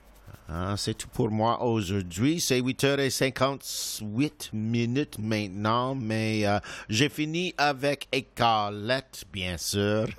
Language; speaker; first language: French; non-native, local second language; English